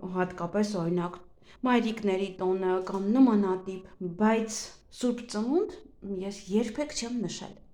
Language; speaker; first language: Armenian; native; Armenian